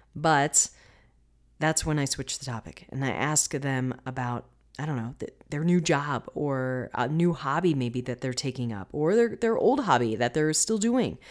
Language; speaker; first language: English; native; English